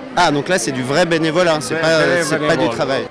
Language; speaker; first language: French; native; French